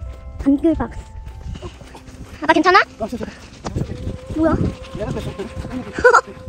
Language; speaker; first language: Korean; early bilingual, other home language; Tibetan